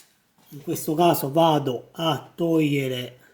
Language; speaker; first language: Italian; native; Italian